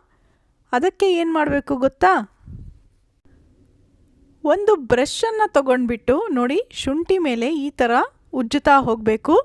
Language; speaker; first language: Kannada; native; Kannada